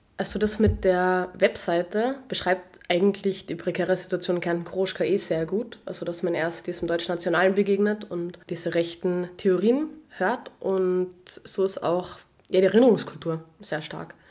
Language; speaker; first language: German; native; German